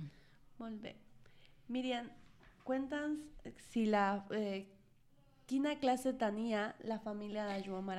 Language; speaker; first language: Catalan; non-native, learner; Spanish